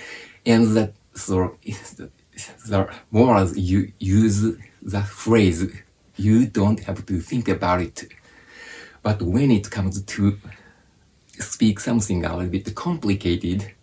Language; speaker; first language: English; non-native, fluent; Japanese